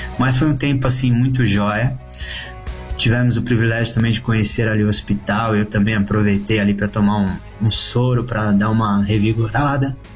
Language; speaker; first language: Portuguese; native; Portuguese